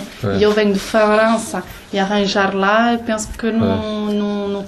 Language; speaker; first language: Portuguese; early bilingual, heritage; Portuguese